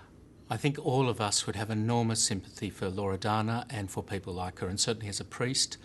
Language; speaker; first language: English; native; English